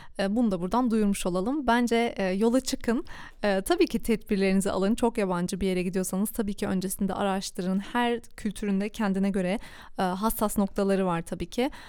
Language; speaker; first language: Turkish; early bilingual, heritage; Turkish